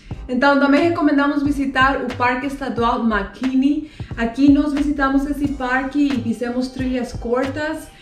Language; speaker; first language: Portuguese; non-native, fluent; Spanish